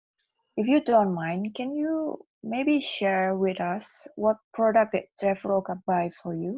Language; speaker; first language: English; non-native, fluent; Indonesian